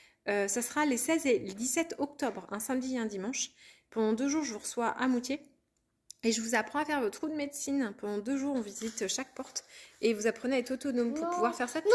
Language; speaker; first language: French; native; French